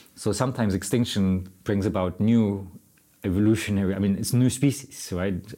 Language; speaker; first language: English; non-native, fluent; German